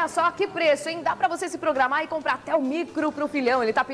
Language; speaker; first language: Portuguese; native; Portuguese